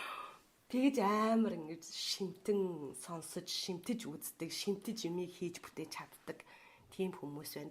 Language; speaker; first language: Mongolian; native; Mongolian